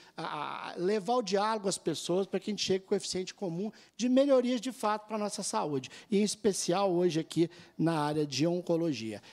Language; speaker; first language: Portuguese; native; Portuguese